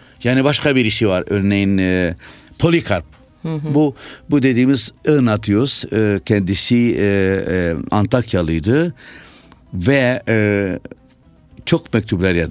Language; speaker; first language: Turkish; non-native, local second language; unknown